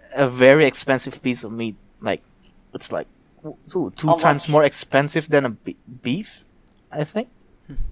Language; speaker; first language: English; non-native, fluent; Indonesian